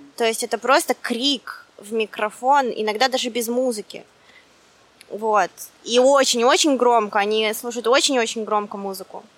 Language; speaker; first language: Russian; native; Russian